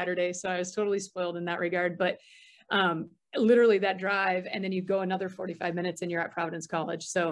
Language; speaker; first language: English; native; English